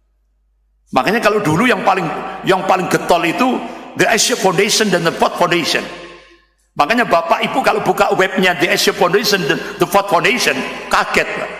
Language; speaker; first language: Indonesian; non-native, local second language; Javanese